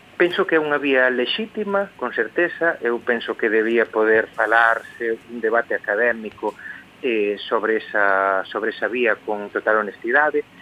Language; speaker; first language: Galician; native; Galician